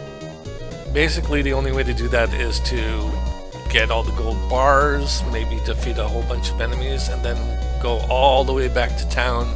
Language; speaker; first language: English; native; English